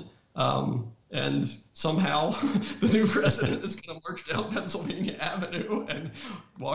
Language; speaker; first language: English; native; English